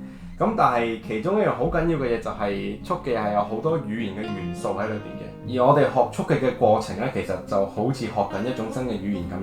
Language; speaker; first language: Cantonese; native; Cantonese